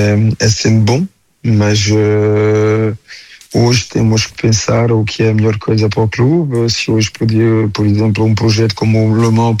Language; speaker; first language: Portuguese; early bilingual, heritage; French